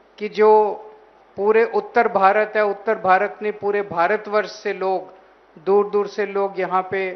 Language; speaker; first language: Hindi; native; Hindi